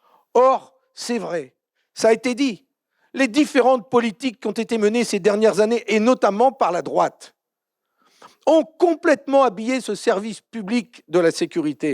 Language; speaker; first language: French; native; French